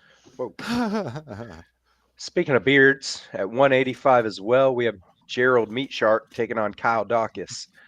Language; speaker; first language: English; native; English